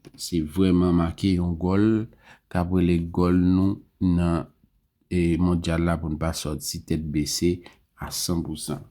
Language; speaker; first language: French; non-native, learner; Haitian Creole